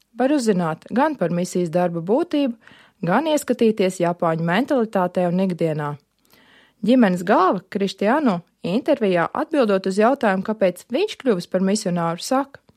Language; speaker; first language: Latvian; native; Latvian